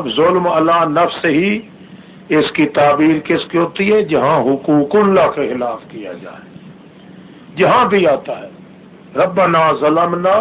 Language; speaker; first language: Urdu; non-native, local second language; Saraiki